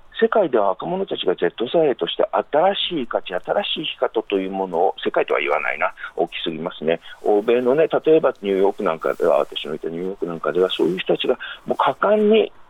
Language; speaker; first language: Japanese; native; Japanese